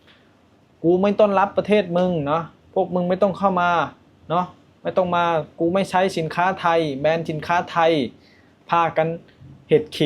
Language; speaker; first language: Thai; non-native, local second language; Lao